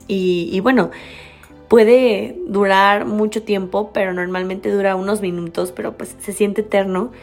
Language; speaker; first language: Spanish; native; Spanish